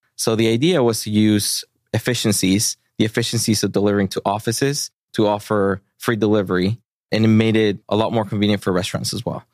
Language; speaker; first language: English; early bilingual, other home language; Spanish